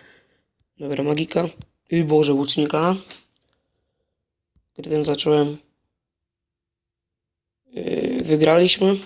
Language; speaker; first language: Polish; native; Polish